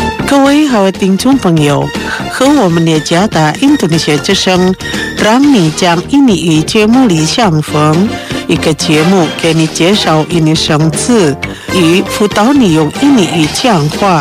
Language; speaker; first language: Chinese; non-native, local second language; Indonesian